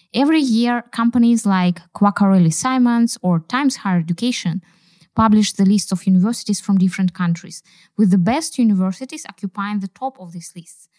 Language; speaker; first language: English; non-native, fluent; Kazakh